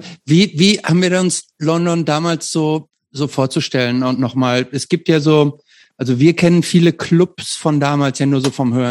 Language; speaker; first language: German; native; German